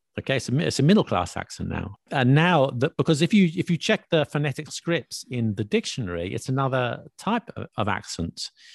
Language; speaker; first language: English; native; English